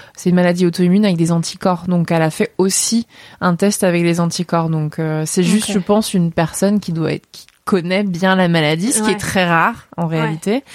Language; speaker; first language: French; native; French